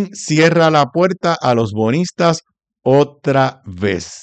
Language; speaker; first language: Spanish; native; Spanish